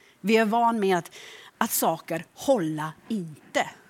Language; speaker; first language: Swedish; non-native, fluent; German